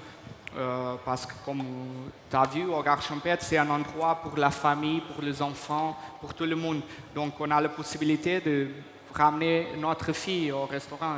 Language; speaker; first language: French; non-native, fluent; Portuguese